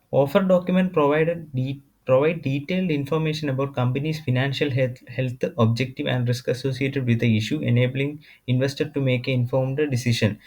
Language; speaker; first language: English; non-native, local second language; Malayalam